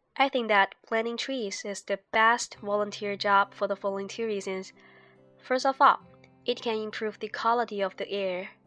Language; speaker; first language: English; non-native, fluent; Chinese